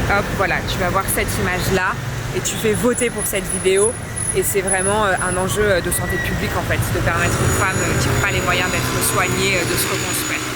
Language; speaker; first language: French; native; French